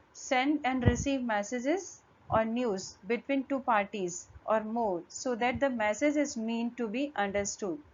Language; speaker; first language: English; non-native, local second language; Hindi